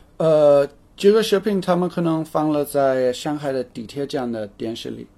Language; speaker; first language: Chinese; non-native, fluent; English